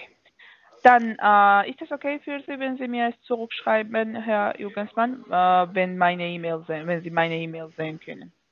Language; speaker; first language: German; non-native, fluent; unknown